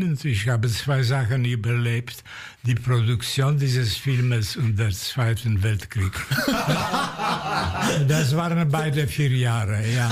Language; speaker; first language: German; non-native, fluent; Polish